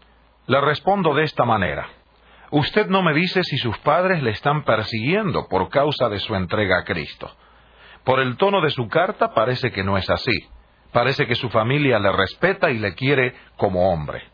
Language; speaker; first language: Spanish; native; Spanish